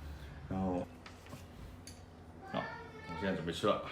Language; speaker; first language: Chinese; early bilingual, heritage; Chinese